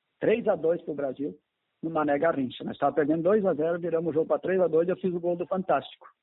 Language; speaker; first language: Portuguese; native; Portuguese